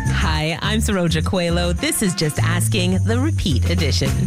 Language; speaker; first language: English; native; English